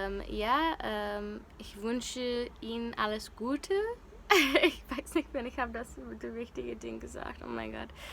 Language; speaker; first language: German; non-native, learner; English